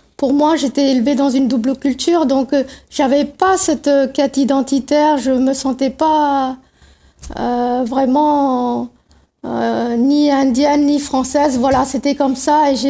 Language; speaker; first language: French; non-native, local second language; Tamil